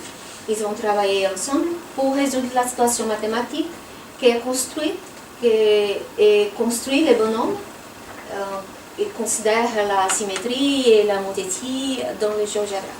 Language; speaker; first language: French; non-native, fluent; Portuguese